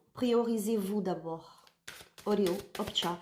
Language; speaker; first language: French; non-native, learner; Spanish